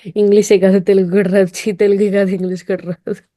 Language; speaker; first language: Telugu; early bilingual, heritage; Telugu